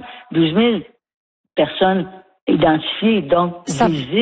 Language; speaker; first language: French; native; French